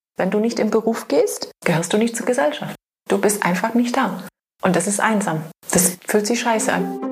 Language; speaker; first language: German; non-native, fluent; English